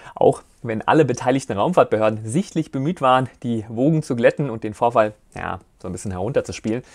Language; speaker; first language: German; native; German